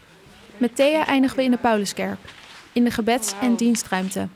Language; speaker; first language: Dutch; native; Dutch